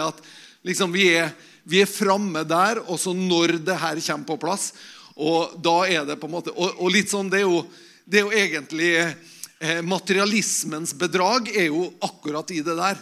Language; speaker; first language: Norwegian; native; Norwegian